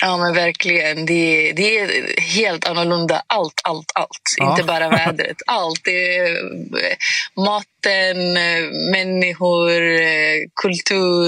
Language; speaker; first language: Swedish; non-native, fluent; Greek